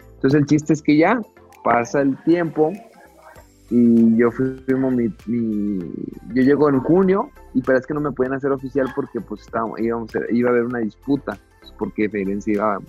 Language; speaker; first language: Spanish; native; Spanish